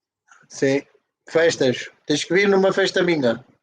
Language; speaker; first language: Portuguese; native; Portuguese